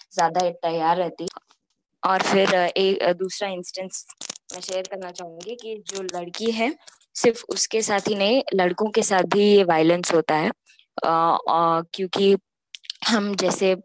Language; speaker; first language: Hindi; non-native, local second language; Telugu